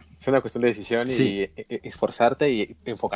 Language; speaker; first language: Spanish; native; Spanish